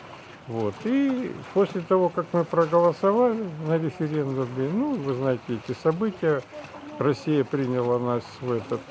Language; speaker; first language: Russian; native; Russian